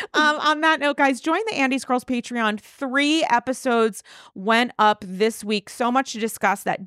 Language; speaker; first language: English; native; English